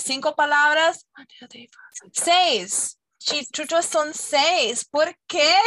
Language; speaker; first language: Spanish; non-native, fluent; English